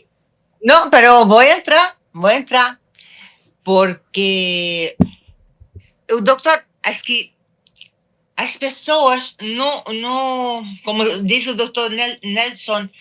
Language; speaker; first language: Portuguese; non-native, fluent; Arabic